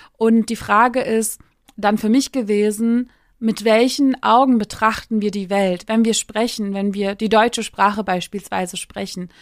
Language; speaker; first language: German; early bilingual, other home language; Turkish